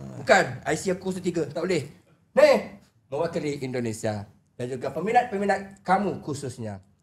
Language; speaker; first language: Malay; native; Malay